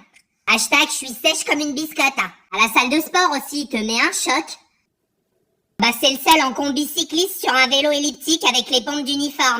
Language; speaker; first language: French; native; French